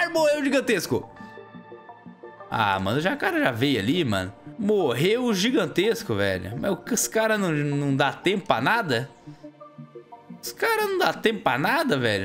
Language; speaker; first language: Portuguese; native; Portuguese